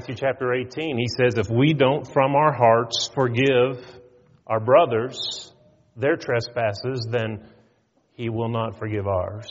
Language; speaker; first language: English; native; English